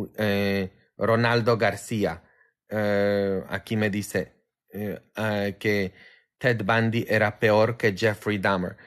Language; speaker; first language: Spanish; non-native, fluent; Polish